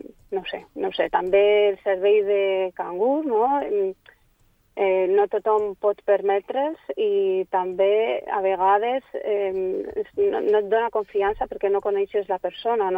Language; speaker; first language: Catalan; non-native, local second language; Spanish